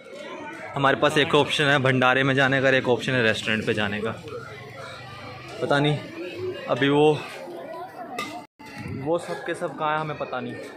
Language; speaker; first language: Hindi; native; Hindi